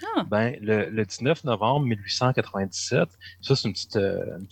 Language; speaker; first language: French; native; French